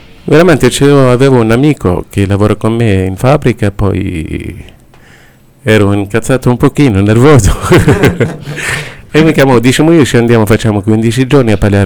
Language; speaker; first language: Italian; non-native, learner; Arabic